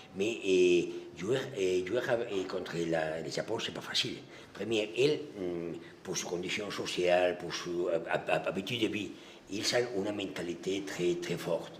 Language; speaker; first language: French; non-native, learner; Spanish